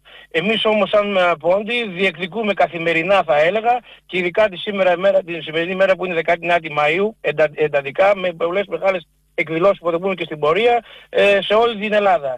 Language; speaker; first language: Greek; native; Greek